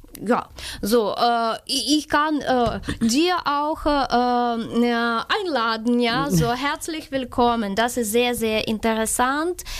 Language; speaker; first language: German; non-native, fluent; Ukrainian